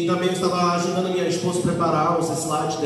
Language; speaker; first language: Portuguese; native; Portuguese